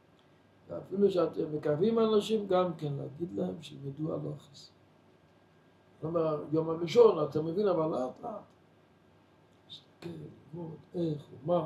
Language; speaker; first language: Hebrew; non-native, fluent; Yiddish